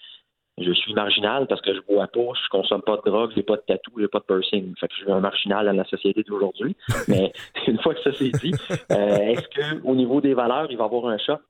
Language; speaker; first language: French; native; French